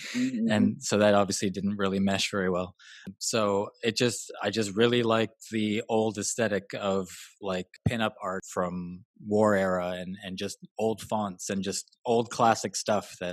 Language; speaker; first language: English; native; English